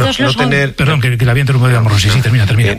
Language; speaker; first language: Spanish; native; Spanish